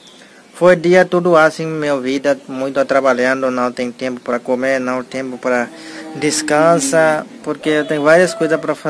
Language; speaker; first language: Portuguese; non-native, learner; Hindi